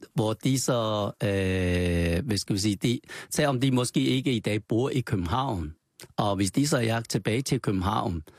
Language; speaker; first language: Danish; non-native, fluent; Chinese